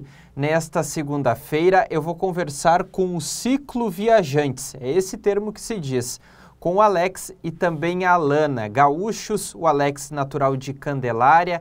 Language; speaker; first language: Portuguese; native; Portuguese